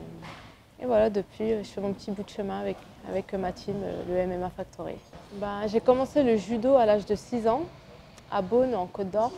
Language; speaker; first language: French; early bilingual, other home language; Arabic